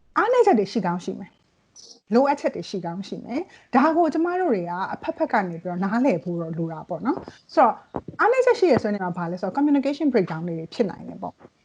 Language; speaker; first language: Burmese; native; Burmese